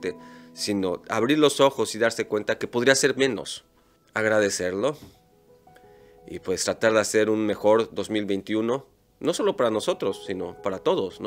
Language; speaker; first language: Spanish; native; Spanish